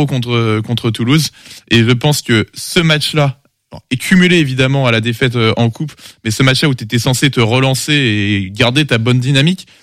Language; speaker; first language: French; native; French